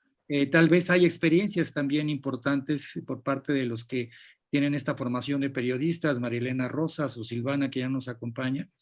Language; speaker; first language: Spanish; native; Spanish